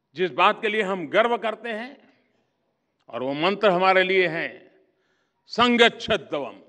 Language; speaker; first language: Hindi; non-native, local second language; Gujarati